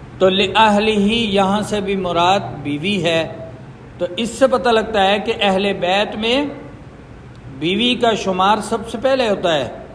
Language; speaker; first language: Urdu; non-native, local second language; Punjabi